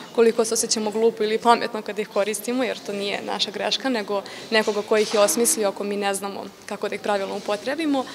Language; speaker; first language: Serbian; native; Serbian